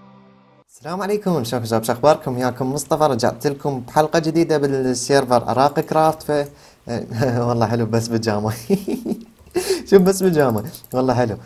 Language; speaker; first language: Arabic; native; Arabic